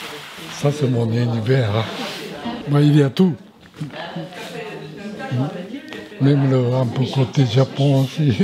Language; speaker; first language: French; non-native, fluent; Japanese